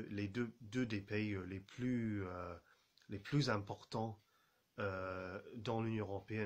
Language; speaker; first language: French; non-native, fluent; English